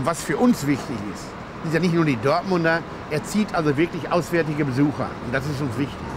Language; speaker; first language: German; native; German